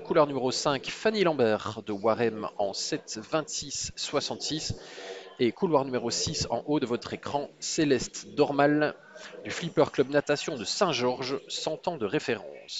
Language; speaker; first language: French; native; French